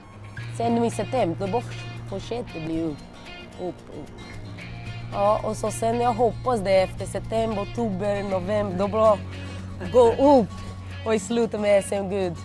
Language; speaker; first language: Swedish; non-native, learner; Portuguese